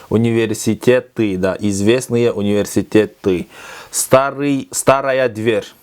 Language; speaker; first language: Russian; non-native, local second language; Kyrgyz